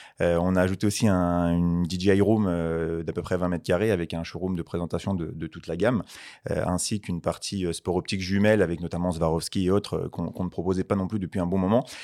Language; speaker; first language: French; native; French